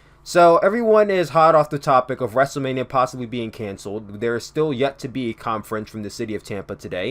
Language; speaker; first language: English; native; English